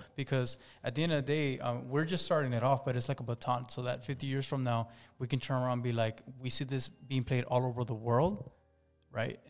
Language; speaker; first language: English; early bilingual, other home language; Spanish